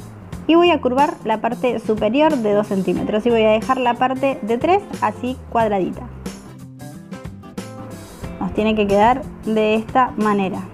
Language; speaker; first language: Spanish; native; Spanish